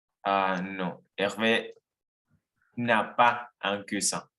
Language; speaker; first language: French; non-native, learner; Spanish